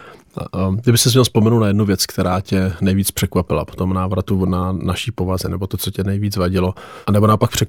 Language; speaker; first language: Czech; native; Czech